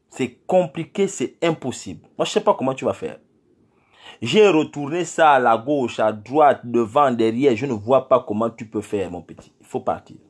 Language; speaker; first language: French; non-native, local second language; Fang